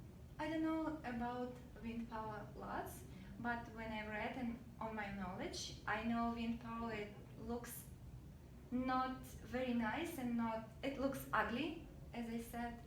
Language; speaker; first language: English; non-native, learner; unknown